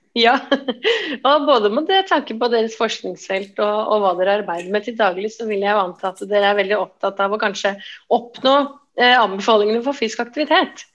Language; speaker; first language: Norwegian; native; Norwegian